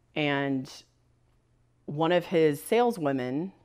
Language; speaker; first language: English; native; English